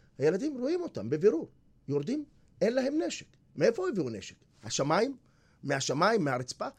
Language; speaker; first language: Hebrew; non-native, local second language; Arabic